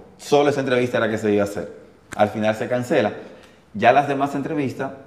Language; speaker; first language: Spanish; native; Spanish